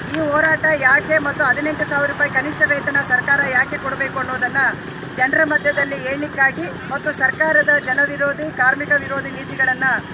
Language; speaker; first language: Kannada; native; Kannada